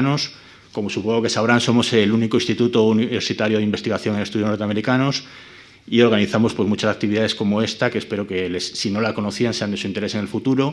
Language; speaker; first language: Spanish; native; Spanish